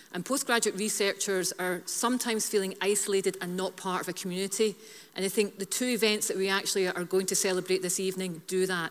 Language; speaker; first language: English; native; English